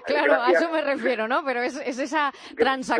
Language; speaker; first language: Spanish; native; Spanish